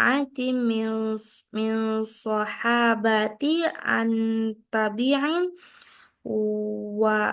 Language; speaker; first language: Arabic; non-native, learner; Indonesian